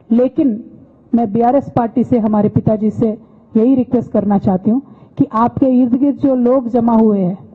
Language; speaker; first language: Hindi; non-native, local second language; Telugu